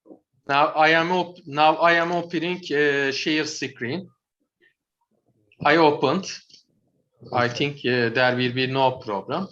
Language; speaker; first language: English; non-native, learner; Turkish